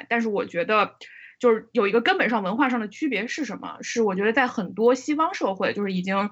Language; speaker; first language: Chinese; native; Chinese